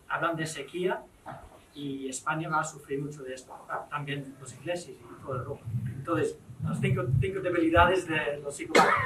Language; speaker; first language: Spanish; non-native, fluent; English